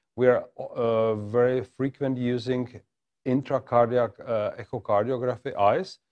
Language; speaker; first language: English; non-native, fluent; Czech